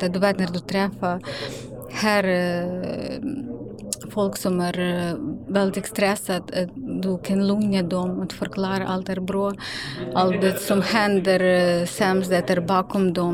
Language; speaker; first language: Swedish; non-native, learner; Ukrainian